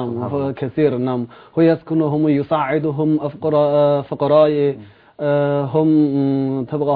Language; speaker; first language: Arabic; non-native, learner; Chinese